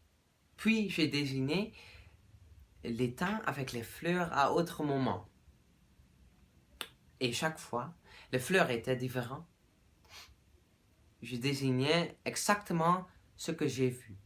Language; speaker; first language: French; non-native, learner; Dutch